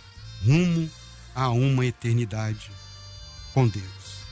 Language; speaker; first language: Portuguese; native; Portuguese